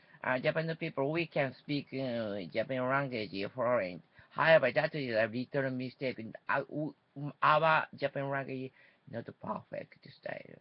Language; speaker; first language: English; non-native, learner; Japanese